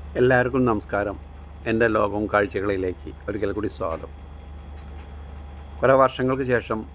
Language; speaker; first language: Malayalam; native; Malayalam